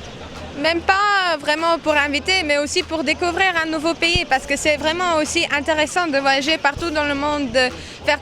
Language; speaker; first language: French; non-native, local second language; Luxembourgish